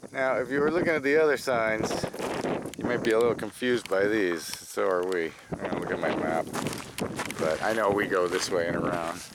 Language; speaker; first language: English; native; English